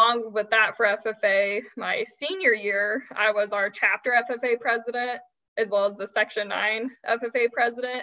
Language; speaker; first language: English; native; English